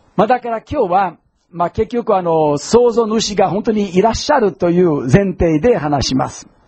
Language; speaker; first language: Japanese; non-native, fluent; English